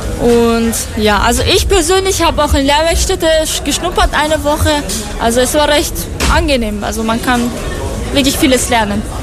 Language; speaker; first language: German; non-native, fluent; Persian